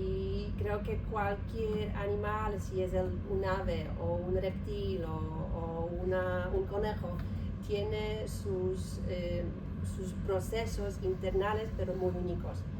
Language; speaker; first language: Spanish; non-native, learner; Polish